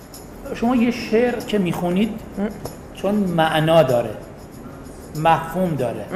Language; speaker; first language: Persian; native; Persian